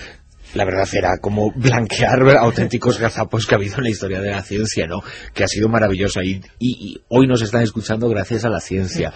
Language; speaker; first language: Spanish; native; Spanish